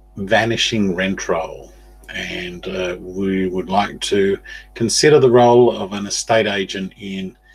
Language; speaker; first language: English; native; English